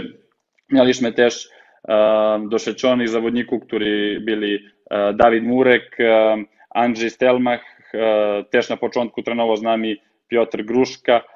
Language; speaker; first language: Polish; non-native, fluent; Serbian